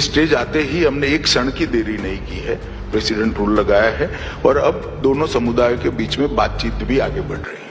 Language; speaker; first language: Hindi; non-native, local second language; Gujarati